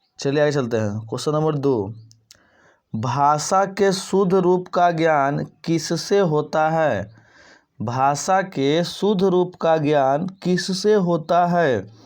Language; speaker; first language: Hindi; native; Hindi